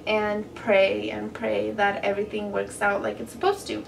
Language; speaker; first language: English; native; English